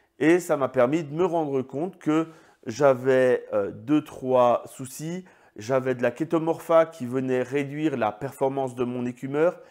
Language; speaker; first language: French; native; French